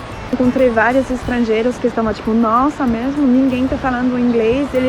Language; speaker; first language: Portuguese; non-native, fluent; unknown